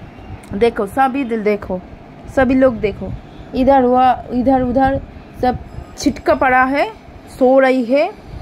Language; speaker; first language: Hindi; non-native, local second language; Bangla